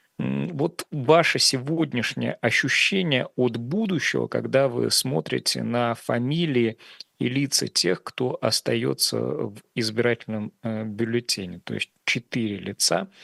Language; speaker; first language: Russian; native; Russian